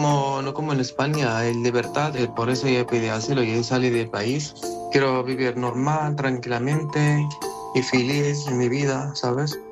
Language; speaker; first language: Spanish; non-native, learner; Arabic